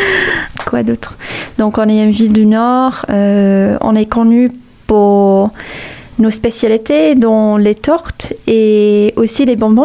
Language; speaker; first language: French; non-native, fluent; English